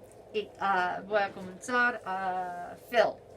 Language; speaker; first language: Spanish; non-native, learner; English